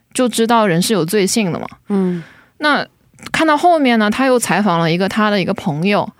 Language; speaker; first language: Chinese; native; Chinese